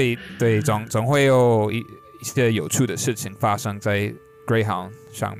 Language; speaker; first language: Chinese; non-native, fluent; English